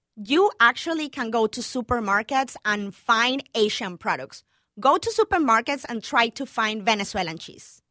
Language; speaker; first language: English; non-native, fluent; Spanish